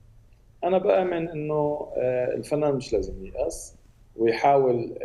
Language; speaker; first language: Arabic; native; Arabic